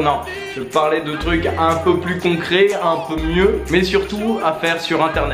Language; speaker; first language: French; native; French